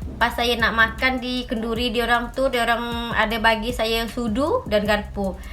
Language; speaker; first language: Malay; native; Malay